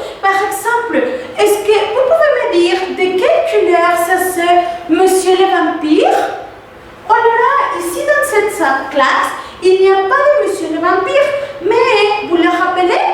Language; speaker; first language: French; non-native, fluent; Spanish